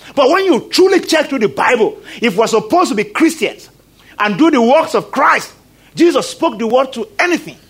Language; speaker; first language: English; non-native, local second language; Yoruba